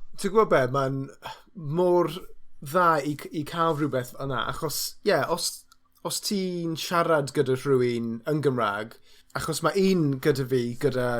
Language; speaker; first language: Welsh; non-native, learner; English